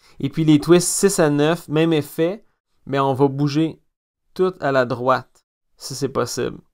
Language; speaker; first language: French; native; French